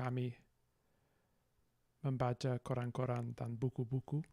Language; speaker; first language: Indonesian; non-native, learner; English